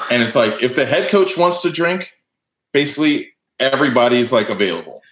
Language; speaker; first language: English; native; English